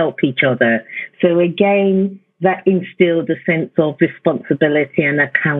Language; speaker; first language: English; non-native, local second language; Yoruba